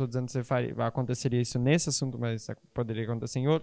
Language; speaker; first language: Portuguese; native; Portuguese